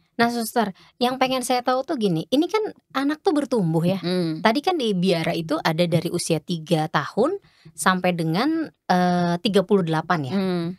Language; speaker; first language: Indonesian; native; Indonesian